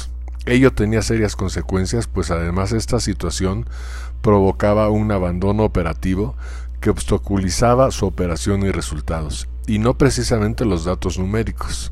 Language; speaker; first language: Spanish; native; Spanish